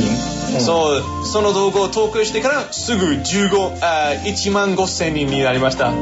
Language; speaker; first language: Japanese; non-native, fluent; English